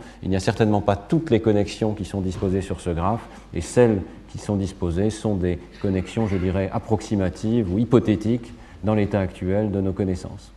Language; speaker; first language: French; native; French